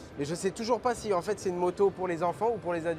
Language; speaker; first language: French; native; French